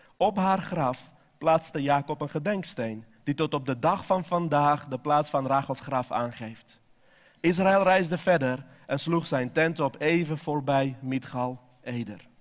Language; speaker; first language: Dutch; non-native, fluent; Armenian